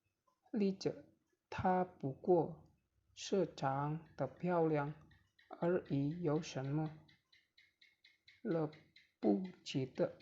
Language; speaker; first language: Chinese; non-native, learner; Indonesian